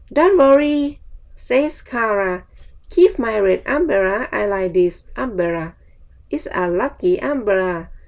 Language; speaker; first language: English; non-native, fluent; Thai